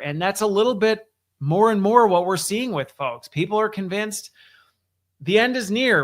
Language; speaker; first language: English; native; English